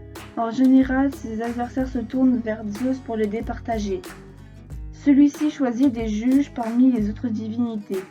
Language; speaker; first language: French; native; French